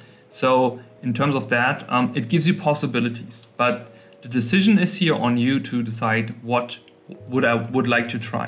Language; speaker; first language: English; non-native, fluent; German